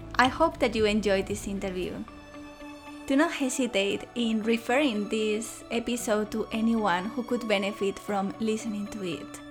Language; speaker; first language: English; non-native, fluent; Spanish